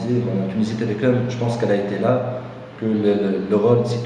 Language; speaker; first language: French; non-native, local second language; Arabic